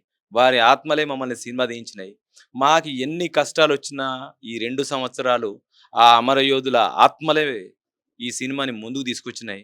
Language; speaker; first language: Telugu; native; Telugu